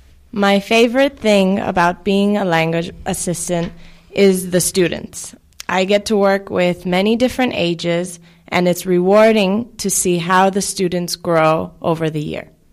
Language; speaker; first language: English; native; English